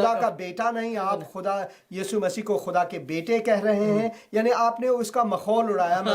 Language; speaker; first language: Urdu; non-native, fluent; Persian